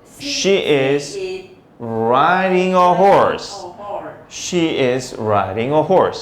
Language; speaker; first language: English; non-native, fluent; Korean